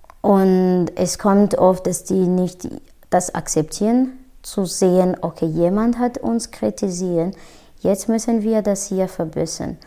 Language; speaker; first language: German; non-native, fluent; Kinyarwanda